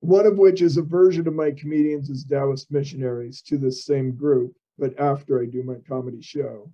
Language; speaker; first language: English; native; English